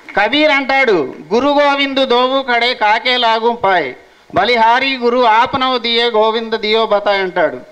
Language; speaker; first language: Telugu; non-native, local second language; Hindi